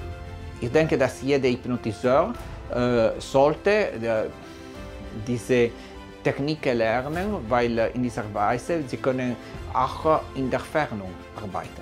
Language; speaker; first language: German; non-native, learner; Italian